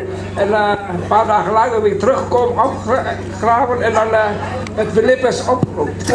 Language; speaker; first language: Dutch; early bilingual, other home language; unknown